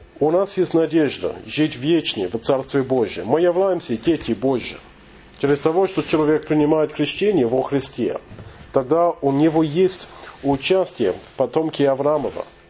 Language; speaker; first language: Russian; non-native, fluent; English